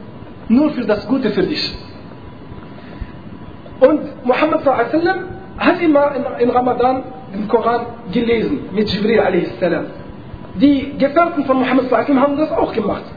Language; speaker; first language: German; non-native, fluent; Arabic